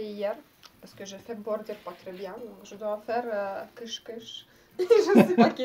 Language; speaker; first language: French; non-native, learner; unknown